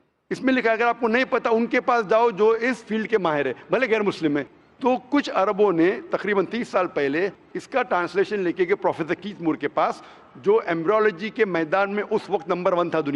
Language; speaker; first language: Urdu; non-native, local second language; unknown